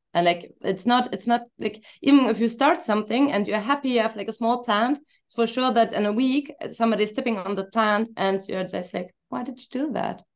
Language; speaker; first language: English; non-native, fluent; German